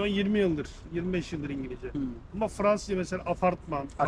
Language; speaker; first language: Turkish; native; Turkish